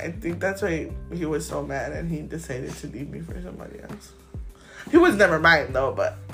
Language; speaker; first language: English; early bilingual, other home language; Spanish